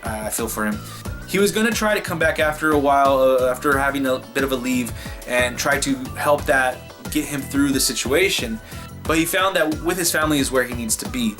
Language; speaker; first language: English; native; English